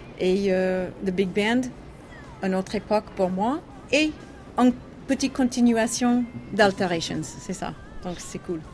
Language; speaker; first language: French; non-native, learner; English